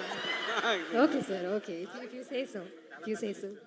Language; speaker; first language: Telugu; non-native, learner; Malayalam